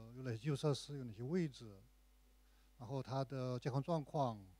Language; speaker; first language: Chinese; native; Chinese